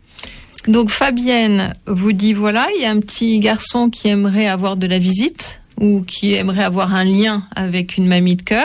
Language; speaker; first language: French; native; French